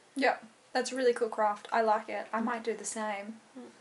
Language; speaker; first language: English; native; English